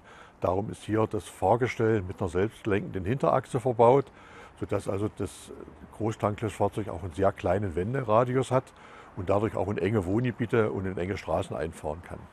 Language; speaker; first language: German; native; German